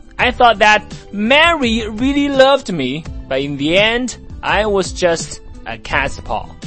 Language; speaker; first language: English; non-native, fluent; Chinese